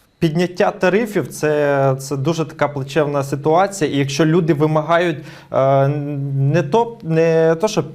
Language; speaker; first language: Ukrainian; native; Ukrainian